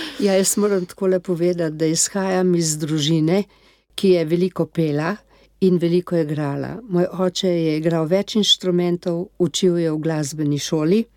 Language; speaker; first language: Slovenian; native; Slovenian